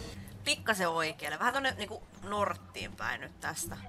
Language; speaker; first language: Finnish; native; Finnish